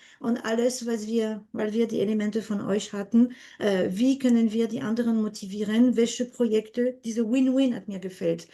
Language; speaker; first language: German; non-native, fluent; French